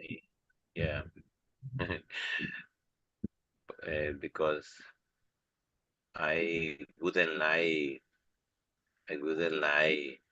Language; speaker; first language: English; non-native, learner; Spanish